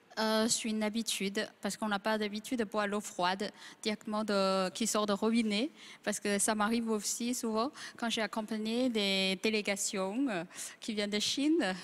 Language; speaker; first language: French; non-native, fluent; Chinese